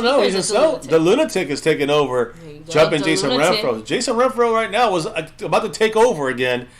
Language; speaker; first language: English; native; English